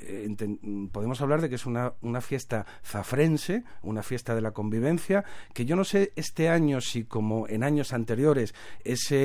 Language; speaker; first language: Spanish; native; Spanish